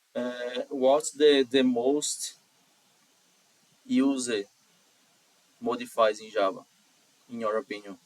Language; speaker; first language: English; non-native, learner; Portuguese